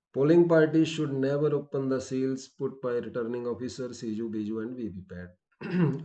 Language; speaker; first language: English; non-native, local second language; Punjabi